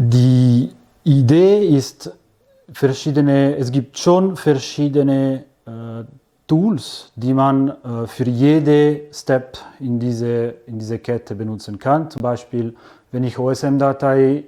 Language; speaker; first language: German; non-native, fluent; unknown